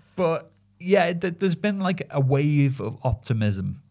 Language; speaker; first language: English; native; English